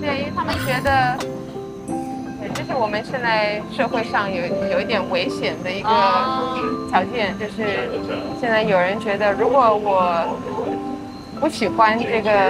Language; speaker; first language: Chinese; early bilingual, heritage; Chinese